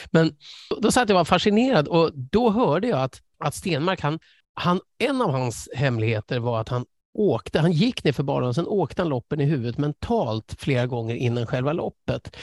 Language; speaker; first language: Swedish; early bilingual, other home language; English